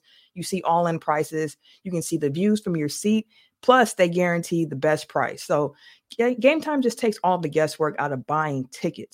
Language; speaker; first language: English; native; English